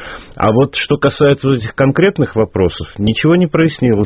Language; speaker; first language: Russian; native; Russian